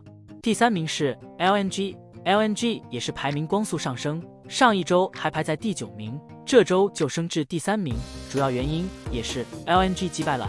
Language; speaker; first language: Chinese; native; Chinese